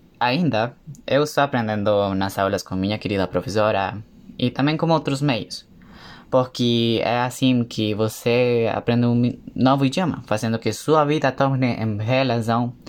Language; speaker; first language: Portuguese; non-native, learner; Spanish